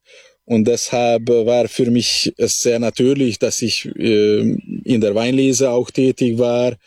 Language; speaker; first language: German; non-native, local second language; Hungarian